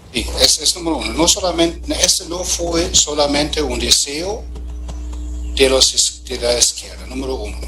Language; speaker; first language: Spanish; non-native, fluent; German